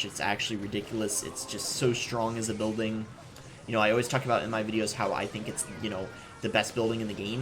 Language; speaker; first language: English; native; English